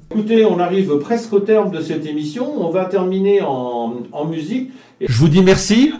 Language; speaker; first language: French; native; French